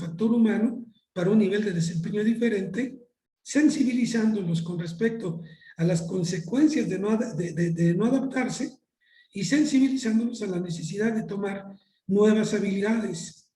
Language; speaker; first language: Spanish; native; Spanish